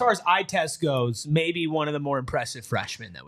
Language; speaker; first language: English; native; English